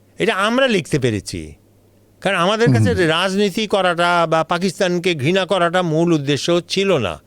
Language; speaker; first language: Bangla; native; Bangla